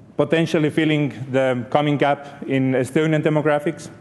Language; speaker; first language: English; non-native, fluent; Estonian